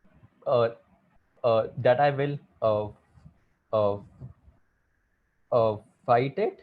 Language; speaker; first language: English; non-native, local second language; Hindi